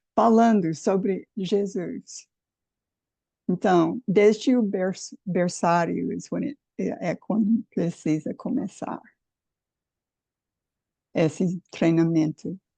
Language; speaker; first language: Portuguese; non-native, fluent; English